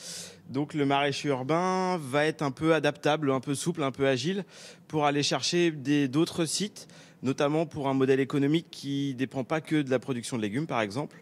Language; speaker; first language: French; native; French